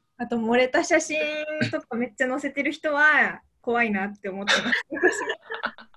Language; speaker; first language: Japanese; native; Japanese